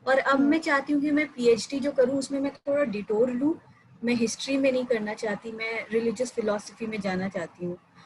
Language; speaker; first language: Hindi; native; Hindi